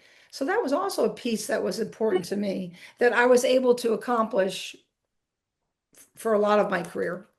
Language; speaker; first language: English; native; English